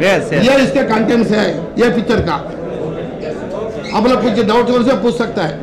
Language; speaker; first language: Hindi; non-native, local second language; Telugu